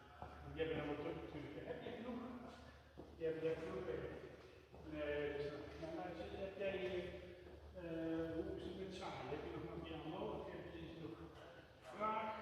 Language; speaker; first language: Dutch; native; Dutch